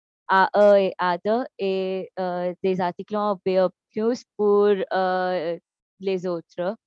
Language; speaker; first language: French; non-native, learner; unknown